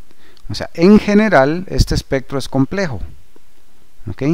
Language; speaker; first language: Spanish; native; Spanish